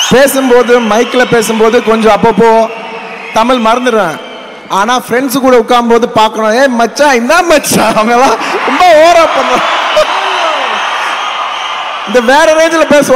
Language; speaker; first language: Tamil; non-native, local second language; Telugu